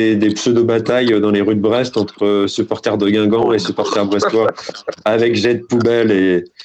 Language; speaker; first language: French; native; French